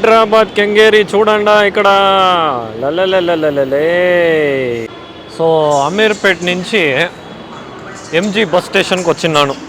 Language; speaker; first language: Telugu; non-native, learner; Kannada